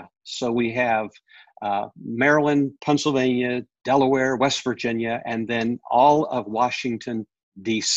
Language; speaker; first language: English; native; English